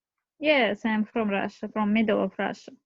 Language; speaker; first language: English; non-native, learner; Russian